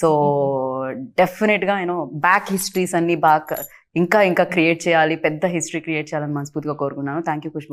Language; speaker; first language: Telugu; native; Telugu